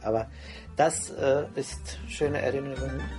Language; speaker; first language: German; non-native, fluent; Croatian